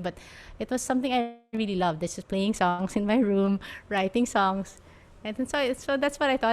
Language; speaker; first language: English; non-native, local second language; Filipino